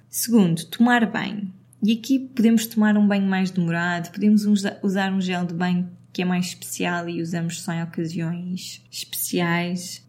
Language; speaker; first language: Portuguese; native; Portuguese